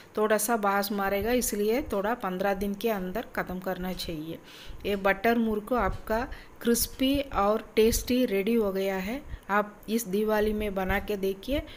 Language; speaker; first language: Hindi; non-native, local second language; Tamil